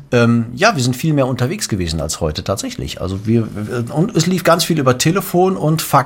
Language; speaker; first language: German; native; German